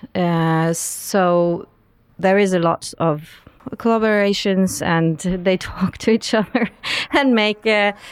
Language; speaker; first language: English; non-native, fluent; Norwegian